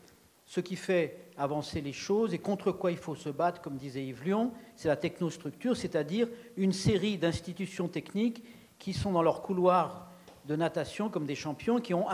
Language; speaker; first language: French; native; French